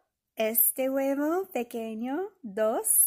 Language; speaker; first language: Spanish; non-native, fluent; English